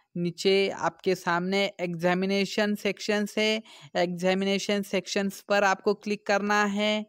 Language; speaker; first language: Hindi; non-native, local second language; Marathi